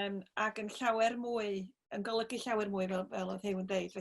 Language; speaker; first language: Welsh; native; Welsh